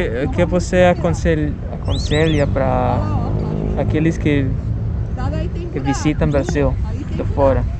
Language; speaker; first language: Portuguese; non-native, fluent; Spanish